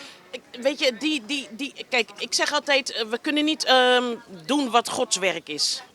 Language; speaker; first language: Dutch; native; Dutch